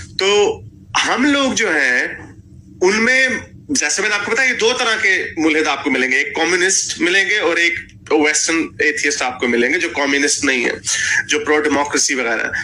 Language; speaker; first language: Urdu; native; Urdu